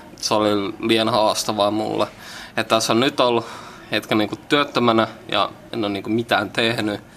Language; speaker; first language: Finnish; native; Finnish